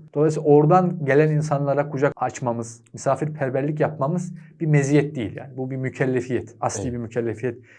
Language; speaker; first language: Turkish; native; Turkish